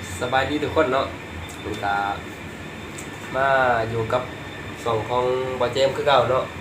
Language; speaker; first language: Thai; non-native, local second language; Northeastern Thai